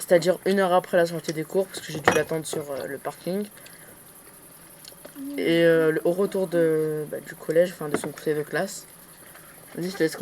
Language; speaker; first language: French; early bilingual, heritage; Arabic